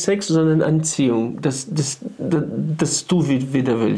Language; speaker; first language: German; non-native, fluent; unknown